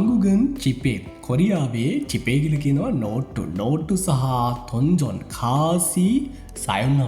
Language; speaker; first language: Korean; non-native, learner; Sinhala